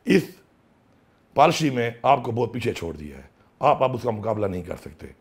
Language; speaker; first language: Urdu; non-native, local second language; Pashto